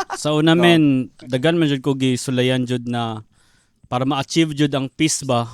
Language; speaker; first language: Cebuano; non-native, local second language; Hiligaynon